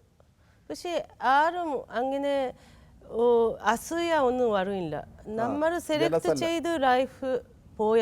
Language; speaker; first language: Malayalam; non-native, learner; Japanese